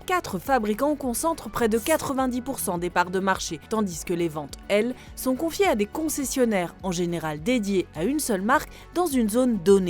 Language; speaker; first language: French; native; French